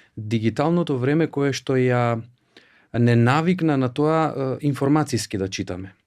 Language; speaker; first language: Macedonian; native; Macedonian